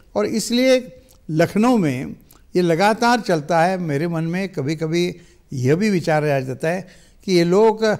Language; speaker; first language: Hindi; non-native, local second language; Marathi